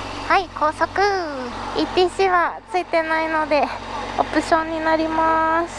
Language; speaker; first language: Japanese; native; Japanese